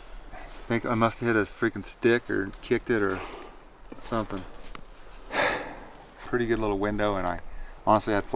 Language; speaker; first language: English; native; English